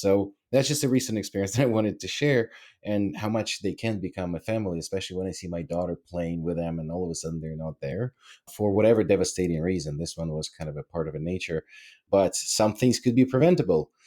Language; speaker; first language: English; non-native, fluent; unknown